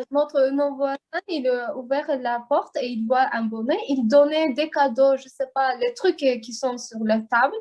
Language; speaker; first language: French; non-native, learner; Azerbaijani